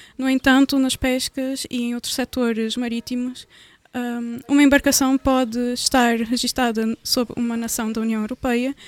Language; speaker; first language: Portuguese; native; Portuguese